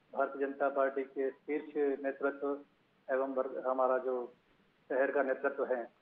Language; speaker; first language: Hindi; native; Hindi